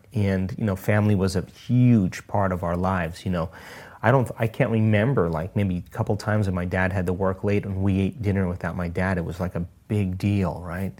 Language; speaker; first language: English; early bilingual, other home language; Italian